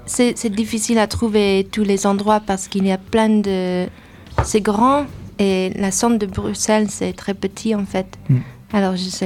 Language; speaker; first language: French; non-native, fluent; English